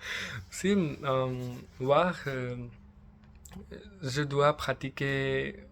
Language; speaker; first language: French; non-native, learner; English